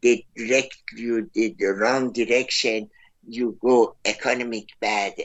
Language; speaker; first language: English; non-native, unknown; Persian